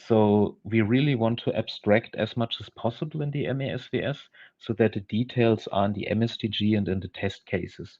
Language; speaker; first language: English; non-native, fluent; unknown